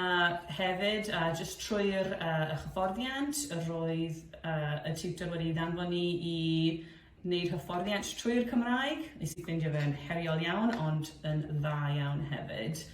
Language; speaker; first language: Welsh; non-native, fluent; English